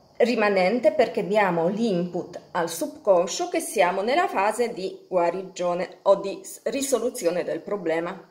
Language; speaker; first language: Italian; non-native, fluent; Polish